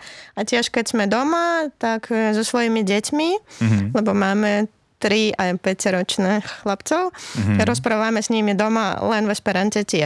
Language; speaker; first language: Slovak; non-native, fluent; Latvian